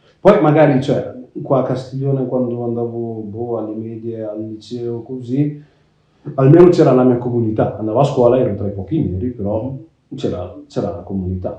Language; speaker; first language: Italian; early bilingual, other home language; Yoruba